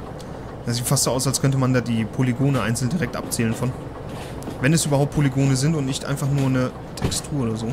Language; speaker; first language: German; native; German